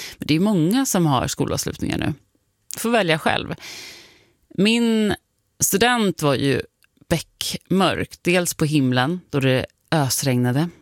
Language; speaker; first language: Swedish; native; Swedish